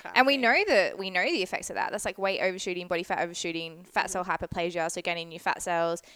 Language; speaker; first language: English; native; English